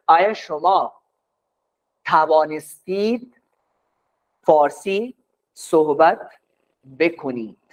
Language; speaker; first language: Persian; non-native, fluent; Urdu